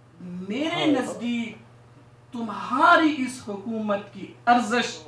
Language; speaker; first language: Urdu; native; Urdu